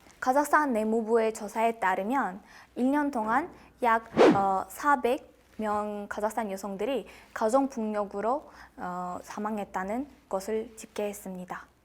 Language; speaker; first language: Korean; non-native, fluent; Kazakh